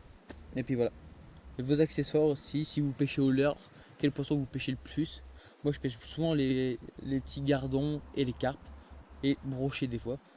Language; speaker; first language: French; native; French